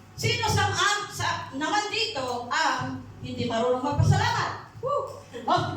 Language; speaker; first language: Filipino; non-native, local second language; Iloko